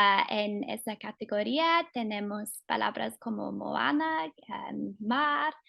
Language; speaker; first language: Spanish; non-native, fluent; English